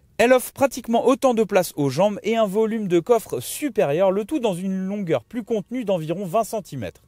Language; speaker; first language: French; native; French